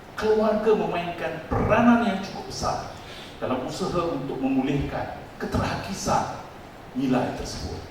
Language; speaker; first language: Malay; non-native, local second language; Tamil